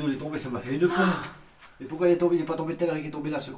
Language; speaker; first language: French; native; French